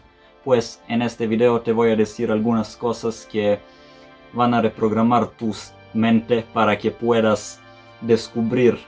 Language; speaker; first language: Spanish; non-native, fluent; Serbian